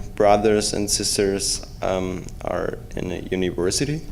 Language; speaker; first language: English; non-native, fluent; German